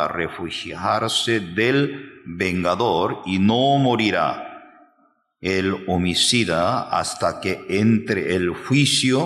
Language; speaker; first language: Spanish; non-native, fluent; Korean